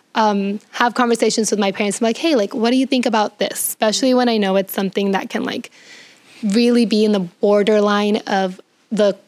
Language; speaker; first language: English; early bilingual, other home language; Spanish